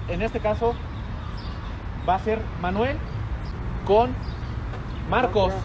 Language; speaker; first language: Spanish; native; Spanish